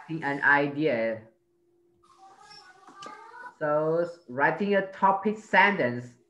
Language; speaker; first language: English; non-native, learner; Vietnamese